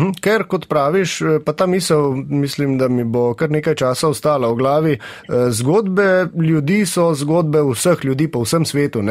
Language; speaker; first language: Slovenian; native; Slovenian